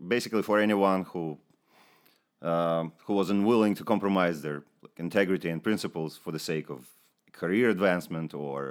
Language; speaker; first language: English; non-native, fluent; Russian